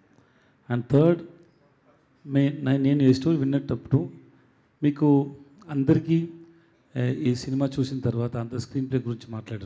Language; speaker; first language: Telugu; non-native, learner; Tamil